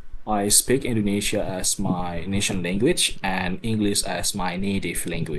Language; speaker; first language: English; non-native, learner; Indonesian